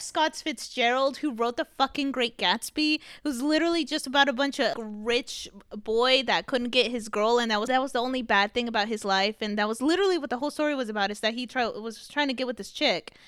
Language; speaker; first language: English; early bilingual, other home language; Spanish